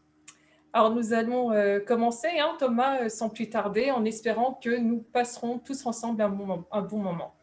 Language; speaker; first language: French; native; French